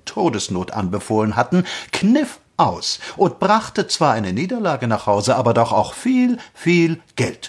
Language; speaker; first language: German; native; German